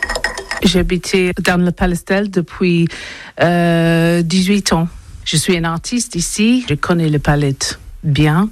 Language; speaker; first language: French; non-native, learner; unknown